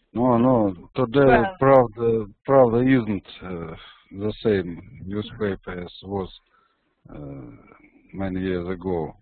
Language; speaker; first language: English; non-native, learner; Russian